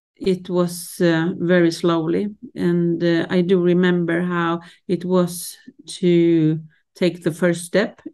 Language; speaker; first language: English; non-native, fluent; Swedish